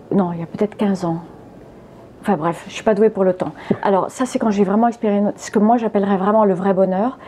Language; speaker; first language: French; early bilingual, other home language; English